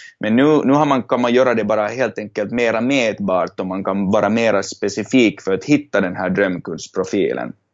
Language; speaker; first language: Swedish; native; Swedish